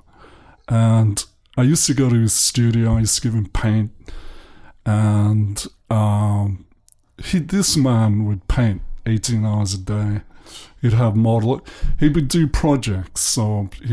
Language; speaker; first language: English; native; English